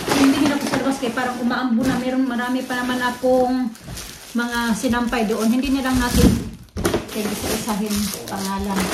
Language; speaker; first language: Filipino; non-native, local second language; Cebuano